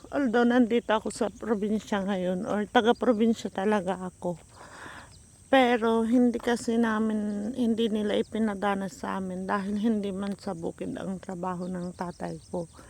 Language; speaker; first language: Filipino; non-native, local second language; Iloko